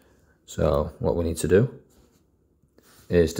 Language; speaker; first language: English; native; English